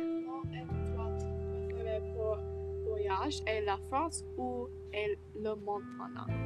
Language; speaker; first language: French; non-native, learner; English